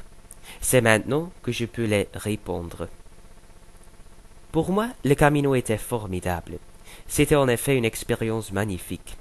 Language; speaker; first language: French; non-native, fluent; Dutch